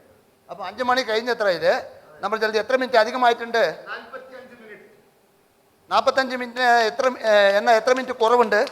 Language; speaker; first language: Malayalam; non-native, local second language; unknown